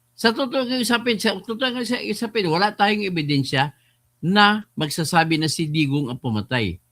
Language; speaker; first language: Filipino; non-native, local second language; Hiligaynon